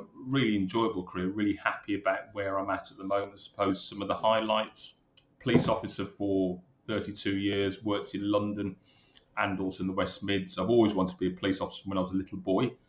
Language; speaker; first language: English; native; English